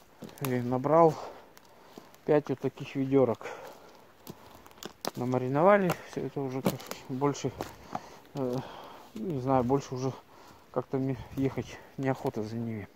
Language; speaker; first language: Russian; native; Russian